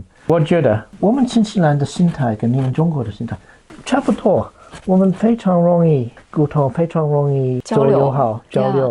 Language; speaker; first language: Chinese; non-native, fluent; English